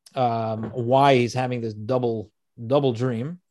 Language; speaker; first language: English; native; English